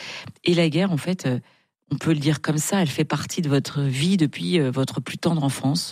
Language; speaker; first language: French; native; French